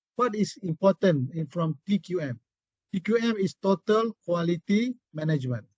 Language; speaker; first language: English; non-native, local second language; Malay